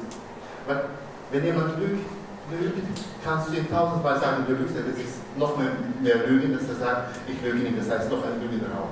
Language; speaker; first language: German; non-native, fluent; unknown